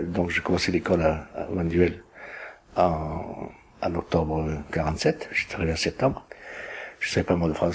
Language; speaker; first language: French; early bilingual, other home language; Spanish